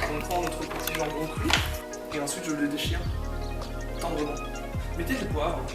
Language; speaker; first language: French; native; French